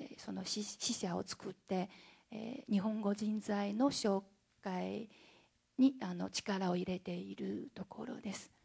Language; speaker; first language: Japanese; non-native, fluent; Chinese